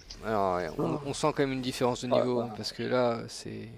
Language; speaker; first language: French; native; French